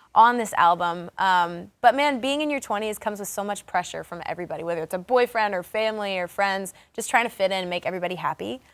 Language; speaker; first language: English; native; English